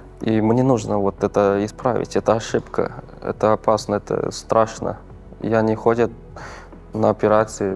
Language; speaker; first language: Russian; non-native, fluent; Korean